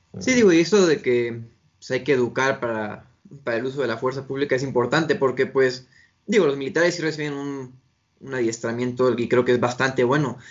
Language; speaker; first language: Spanish; native; Spanish